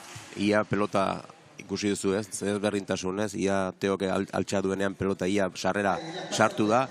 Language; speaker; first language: Basque; native; Basque